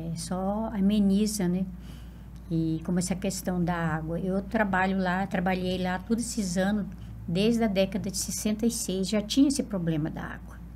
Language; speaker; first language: Portuguese; non-native, local second language; Guarani